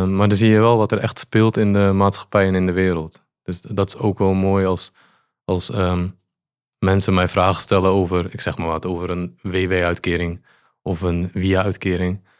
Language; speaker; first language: Dutch; early bilingual, other home language; Polish